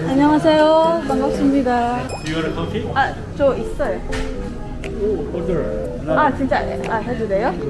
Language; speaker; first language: Korean; non-native, learner; Filipino